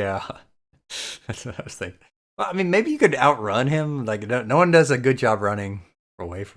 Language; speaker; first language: English; native; English